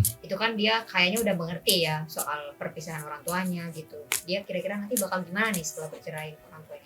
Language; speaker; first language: Indonesian; native; Indonesian